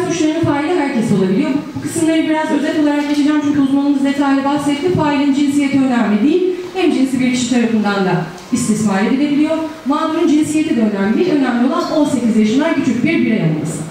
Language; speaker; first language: Turkish; native; Turkish